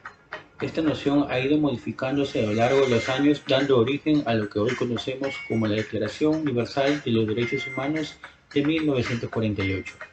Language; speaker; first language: Spanish; native; Spanish